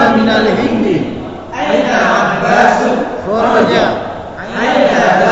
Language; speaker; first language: Arabic; non-native, learner; Indonesian